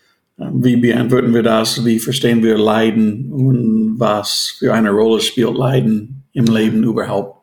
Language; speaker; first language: German; non-native, fluent; English